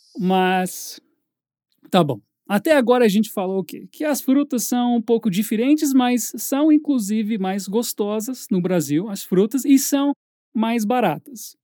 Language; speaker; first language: Portuguese; non-native, fluent; English